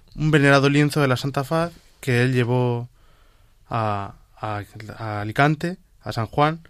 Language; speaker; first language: Spanish; native; Spanish